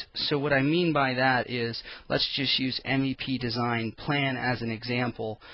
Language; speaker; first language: English; native; English